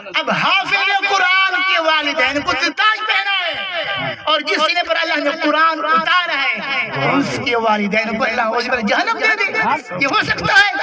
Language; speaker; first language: Urdu; non-native, local second language; Pashto